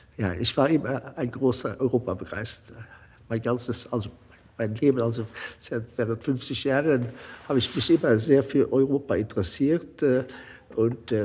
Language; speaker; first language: German; non-native, local second language; Luxembourgish